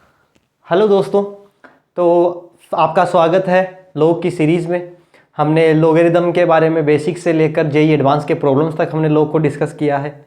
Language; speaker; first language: Hindi; native; Hindi